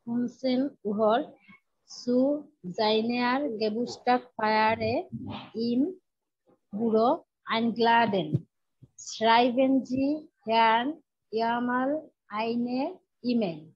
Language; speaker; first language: German; non-native, learner; Bangla